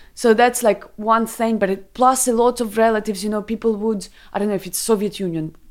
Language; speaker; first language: English; non-native, fluent; Ukrainian